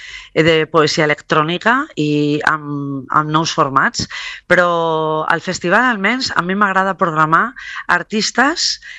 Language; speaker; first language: Catalan; non-native, local second language; Spanish